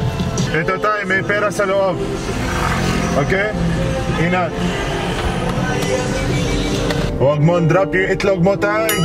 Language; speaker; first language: Filipino; non-native, learner; Arabic